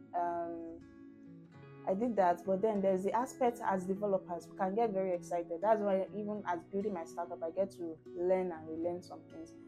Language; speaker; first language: English; non-native, local second language; Yoruba